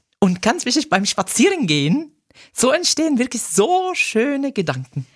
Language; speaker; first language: German; non-native, fluent; Arabic